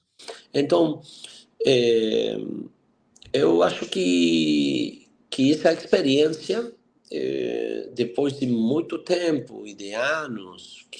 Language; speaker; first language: Portuguese; non-native, fluent; Spanish